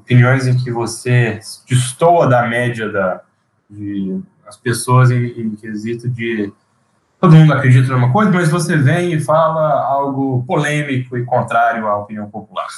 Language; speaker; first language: Portuguese; native; Portuguese